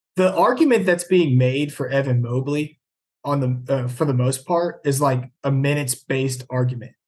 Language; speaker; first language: English; native; English